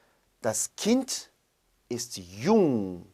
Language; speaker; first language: German; non-native, fluent; Korean